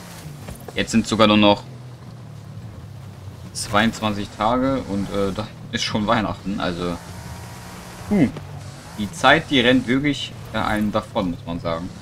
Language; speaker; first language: German; native; German